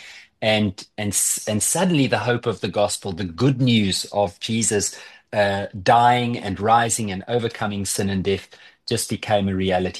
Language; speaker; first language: English; native; English